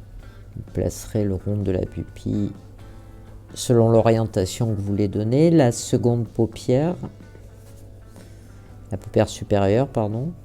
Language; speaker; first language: French; native; French